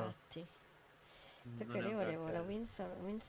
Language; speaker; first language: Italian; native; Italian